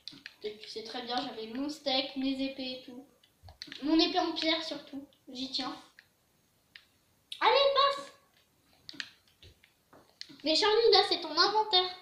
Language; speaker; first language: French; native; French